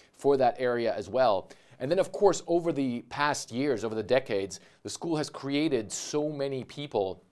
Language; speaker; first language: English; early bilingual, other home language; German